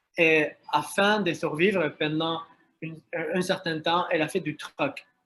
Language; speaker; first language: French; non-native, fluent; Spanish